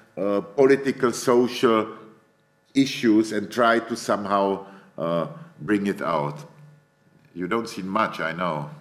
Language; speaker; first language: English; non-native, fluent; Czech